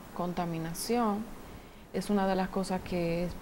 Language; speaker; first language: Spanish; native; Spanish